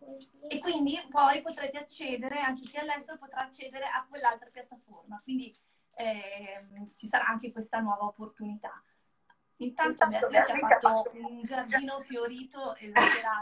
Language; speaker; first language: Italian; native; Italian